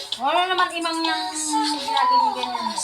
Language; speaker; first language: Filipino; native; Filipino